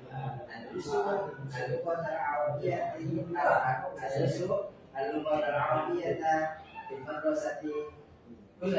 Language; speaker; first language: Arabic; non-native, learner; Indonesian